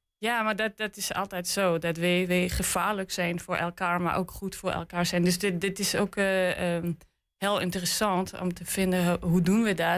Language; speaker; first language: Dutch; non-native, learner; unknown